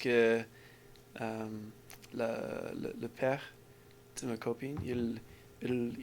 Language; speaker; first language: French; non-native, learner; English